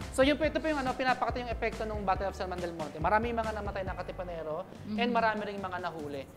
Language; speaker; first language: Filipino; native; Filipino